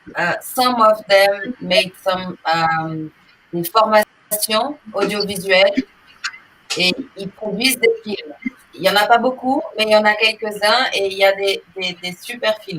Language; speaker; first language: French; non-native, fluent; Portuguese